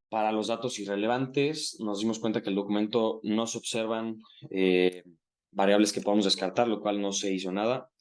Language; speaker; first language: Spanish; native; Spanish